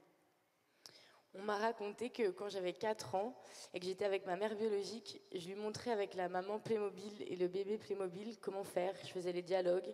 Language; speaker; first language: French; native; French